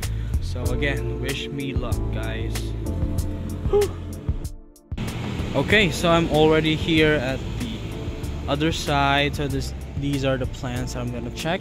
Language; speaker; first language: English; non-native, local second language; Filipino